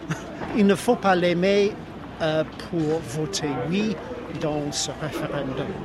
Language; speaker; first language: French; non-native, fluent; English